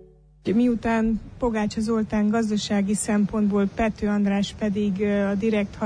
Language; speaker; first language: Hungarian; native; Hungarian